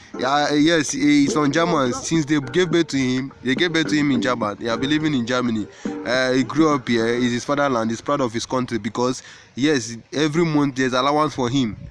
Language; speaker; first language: Nigerian Pidgin; non-native, local second language; Igbo